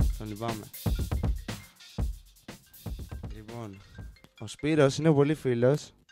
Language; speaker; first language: Greek; native; Greek